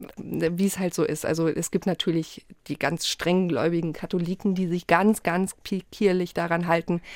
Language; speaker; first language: German; early bilingual, other home language; Polish